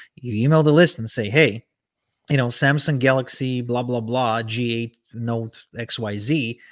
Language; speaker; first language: English; early bilingual, other home language; Ukrainian